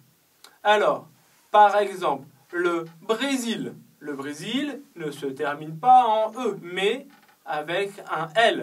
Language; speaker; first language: French; non-native, fluent; Chinese